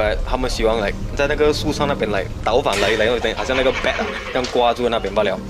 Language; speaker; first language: Chinese; non-native, local second language; Tamil